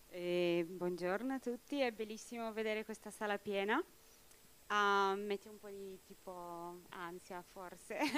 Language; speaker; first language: Italian; non-native, fluent; Portuguese